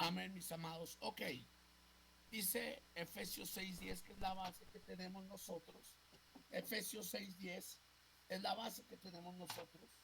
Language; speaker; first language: Spanish; native; Spanish